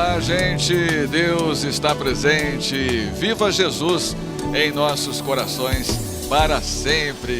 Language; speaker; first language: Portuguese; native; Portuguese